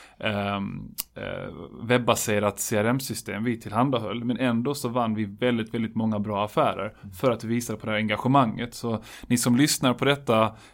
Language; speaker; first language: Swedish; native; Swedish